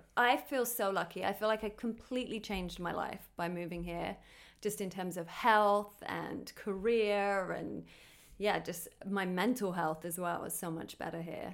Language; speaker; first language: English; native; English